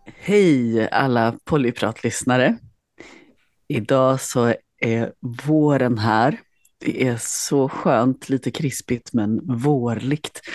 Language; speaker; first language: Swedish; native; Swedish